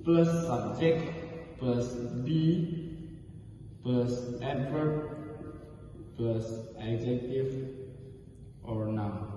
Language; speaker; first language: English; non-native, learner; Indonesian